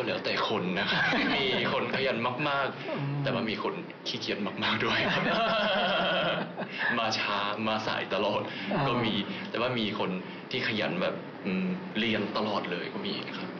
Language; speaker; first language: Thai; non-native, fluent; Japanese